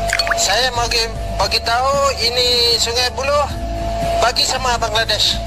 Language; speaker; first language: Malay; non-native, learner; Bangla